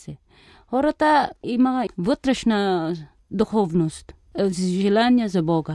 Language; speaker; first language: Bulgarian; non-native, fluent; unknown